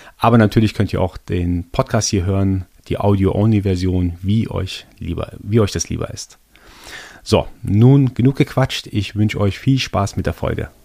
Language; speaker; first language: German; early bilingual, other home language; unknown